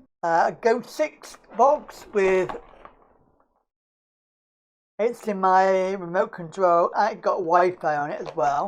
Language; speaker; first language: English; native; English